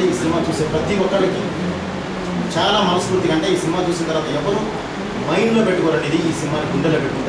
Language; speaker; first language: Telugu; native; Telugu